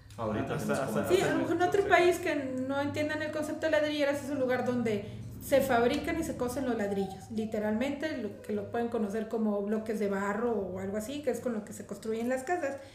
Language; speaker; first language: Spanish; native; Spanish